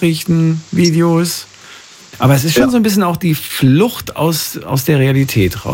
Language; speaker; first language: German; native; German